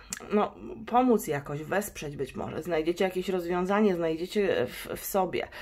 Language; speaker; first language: Polish; native; Polish